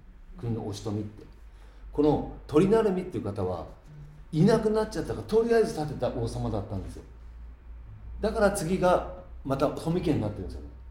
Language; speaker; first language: Japanese; native; Japanese